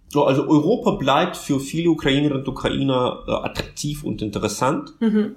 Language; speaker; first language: German; non-native, fluent; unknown